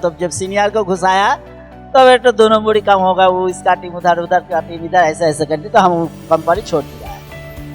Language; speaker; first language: Hindi; non-native, local second language; Bangla